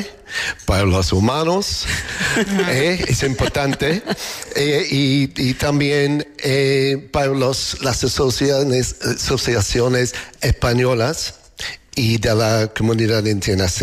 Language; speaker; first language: Spanish; non-native, fluent; English